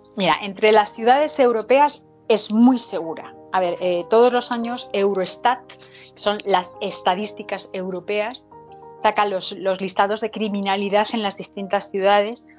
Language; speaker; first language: Spanish; native; Spanish